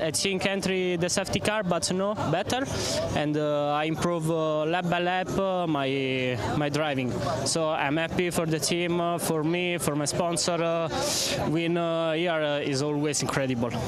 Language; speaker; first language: English; non-native, learner; Italian